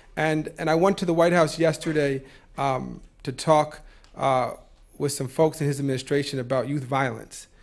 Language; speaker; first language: English; native; English